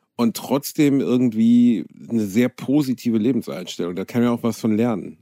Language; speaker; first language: German; native; German